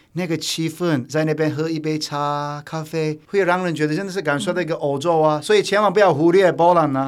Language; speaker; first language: Chinese; non-native, fluent; Turkish